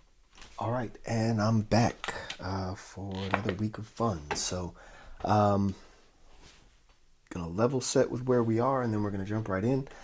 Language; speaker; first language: English; native; English